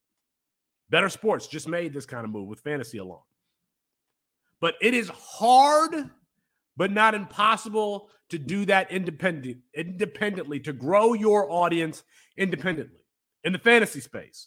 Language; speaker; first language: English; native; English